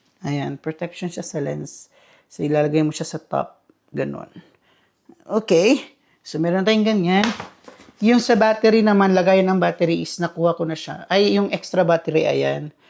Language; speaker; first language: Filipino; non-native, local second language; Cebuano